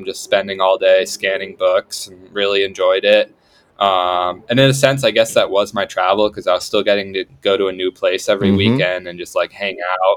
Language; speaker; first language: English; native; English